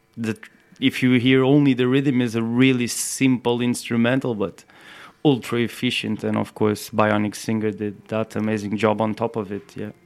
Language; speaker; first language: English; non-native, fluent; Portuguese